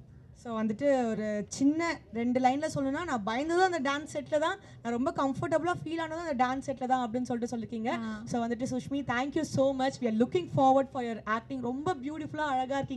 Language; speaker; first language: Tamil; native; Tamil